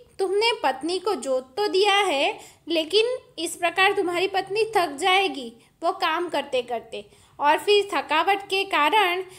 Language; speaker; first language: Hindi; non-native, local second language; Gujarati